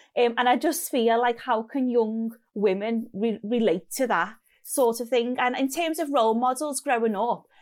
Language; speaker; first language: English; native; English